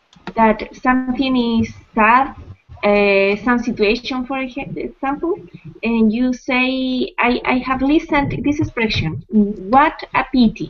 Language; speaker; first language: English; non-native, learner; Spanish